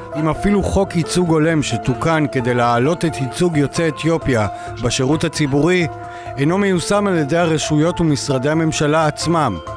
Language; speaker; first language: Hebrew; native; Hebrew